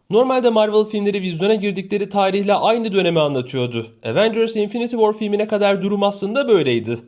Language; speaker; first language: Turkish; native; Turkish